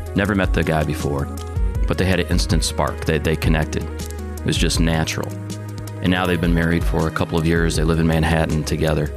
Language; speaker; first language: English; native; English